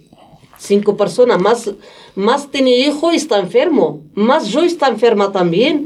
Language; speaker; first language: Spanish; non-native, learner; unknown